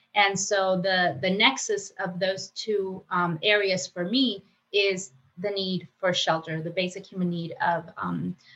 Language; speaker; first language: English; non-native, fluent; Spanish